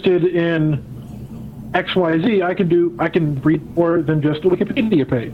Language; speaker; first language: English; native; English